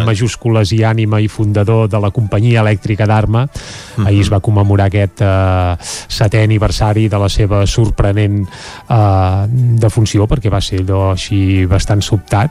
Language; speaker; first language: Catalan; native; Catalan